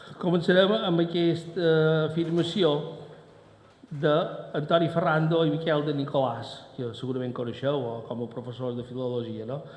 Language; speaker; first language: Catalan; native; Catalan